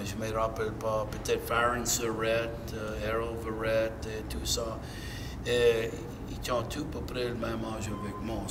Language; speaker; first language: French; non-native, local second language; English